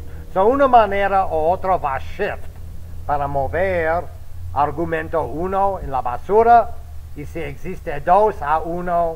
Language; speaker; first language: Spanish; non-native, fluent; English